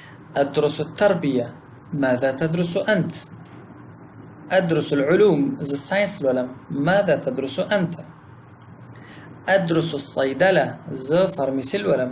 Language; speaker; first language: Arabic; non-native, fluent; Pashto